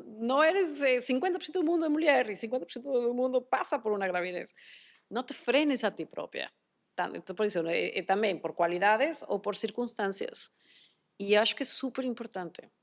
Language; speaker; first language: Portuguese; non-native, fluent; Spanish